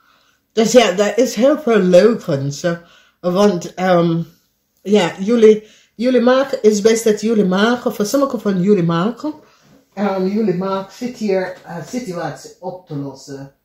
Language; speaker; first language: Dutch; non-native, learner; English